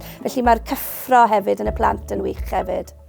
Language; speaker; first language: Welsh; native; Welsh